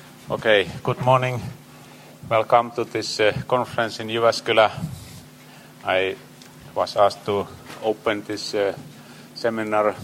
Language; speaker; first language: English; non-native, fluent; Finnish